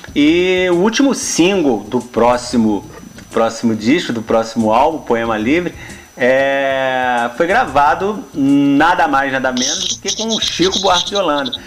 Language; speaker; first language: Portuguese; native; Portuguese